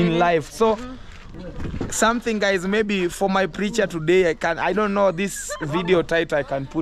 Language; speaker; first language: English; non-native, learner; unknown